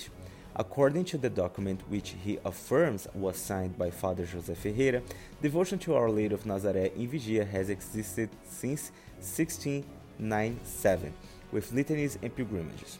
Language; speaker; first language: English; non-native, fluent; Portuguese